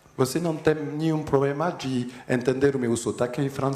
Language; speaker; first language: Portuguese; non-native, fluent; French